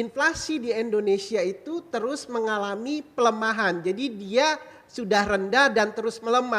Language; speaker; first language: Indonesian; native; Indonesian